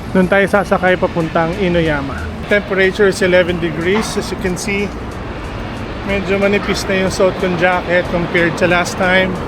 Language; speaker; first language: Filipino; native; Filipino